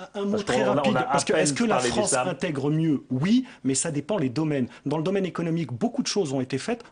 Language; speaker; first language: French; native; French